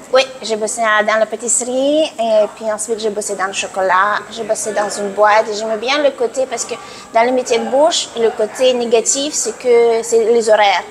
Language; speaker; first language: French; non-native, fluent; Russian